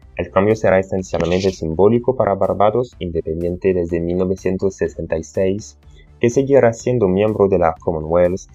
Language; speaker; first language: Spanish; non-native, fluent; French